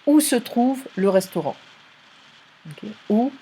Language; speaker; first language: French; non-native, fluent; English